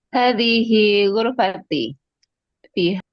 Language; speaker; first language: Arabic; non-native, learner; Indonesian